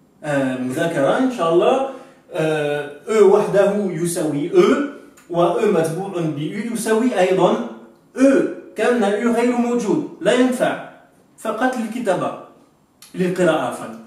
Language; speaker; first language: Arabic; non-native, fluent; French